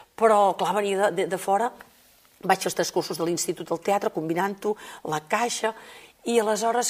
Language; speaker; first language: Catalan; native; Catalan